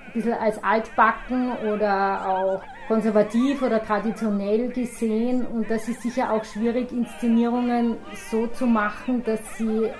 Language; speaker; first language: German; native; German